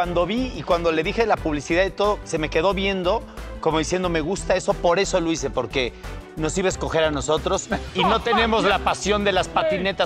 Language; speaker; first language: Spanish; native; Spanish